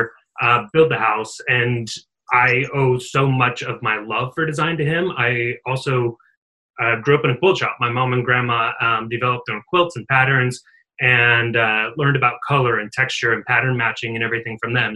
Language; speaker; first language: English; native; English